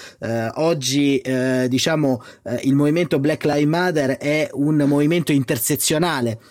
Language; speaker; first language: Italian; native; Italian